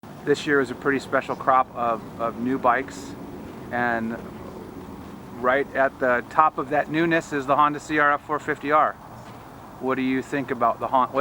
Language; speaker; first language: English; native; English